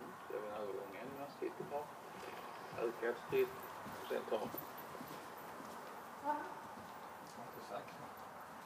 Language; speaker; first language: Swedish; native; Swedish